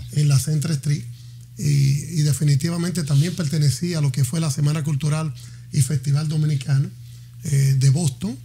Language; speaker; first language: Spanish; native; Spanish